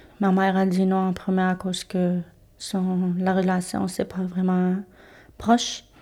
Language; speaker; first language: French; non-native, local second language; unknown